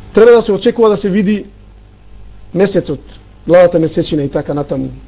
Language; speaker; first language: Macedonian; non-native, local second language; Albanian